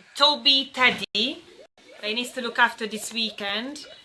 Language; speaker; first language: English; non-native, fluent; Hungarian